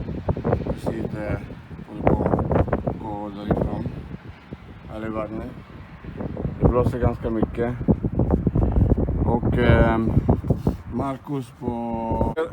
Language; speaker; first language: Swedish; non-native, fluent; Spanish